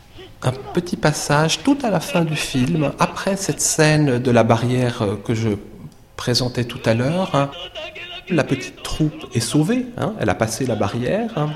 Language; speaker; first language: French; native; French